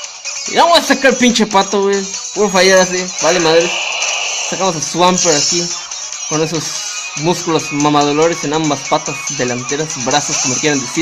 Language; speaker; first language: Spanish; native; Spanish